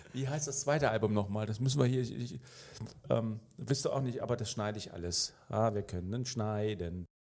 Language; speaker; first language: German; native; German